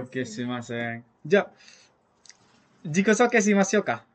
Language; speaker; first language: Japanese; non-native, fluent; Indonesian